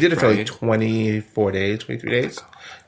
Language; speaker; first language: English; native; English